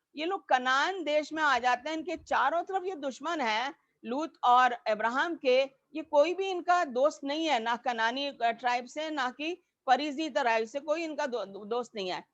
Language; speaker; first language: Hindi; native; Hindi